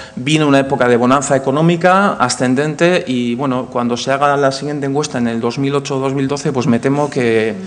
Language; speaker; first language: Spanish; native; Spanish